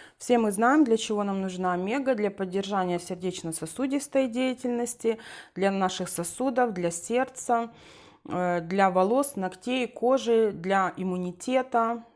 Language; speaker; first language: Russian; non-native, local second language; Ukrainian